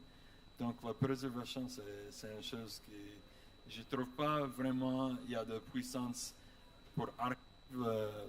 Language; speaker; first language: French; non-native, learner; English